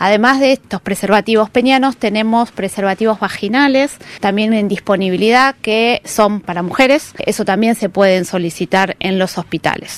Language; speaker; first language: Spanish; native; Spanish